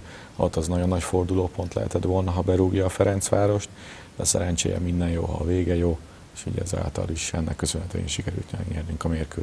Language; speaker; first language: Hungarian; native; Hungarian